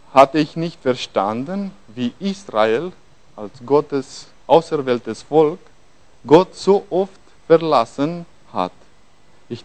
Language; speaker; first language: German; non-native, fluent; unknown